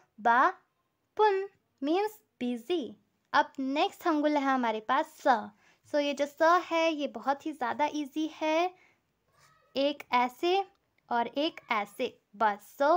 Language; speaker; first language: Hindi; native; Hindi